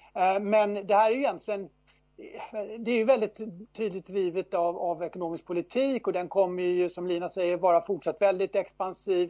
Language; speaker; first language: Swedish; native; Swedish